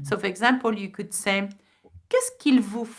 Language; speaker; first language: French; non-native, fluent; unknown